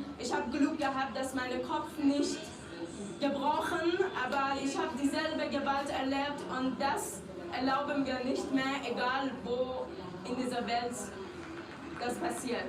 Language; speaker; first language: German; non-native, learner; Kurdish